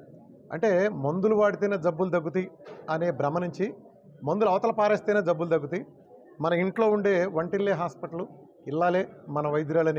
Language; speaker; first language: Telugu; native; Telugu